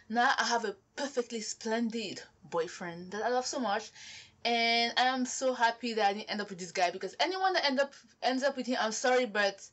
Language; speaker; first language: English; non-native, local second language; French